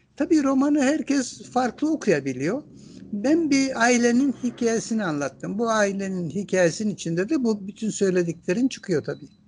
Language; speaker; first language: Turkish; non-native, local second language; Greek